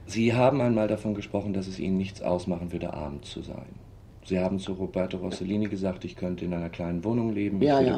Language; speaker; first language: German; native; German